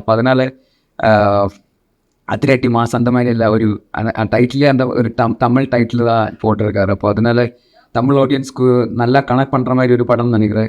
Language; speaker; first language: Tamil; non-native, local second language; Malayalam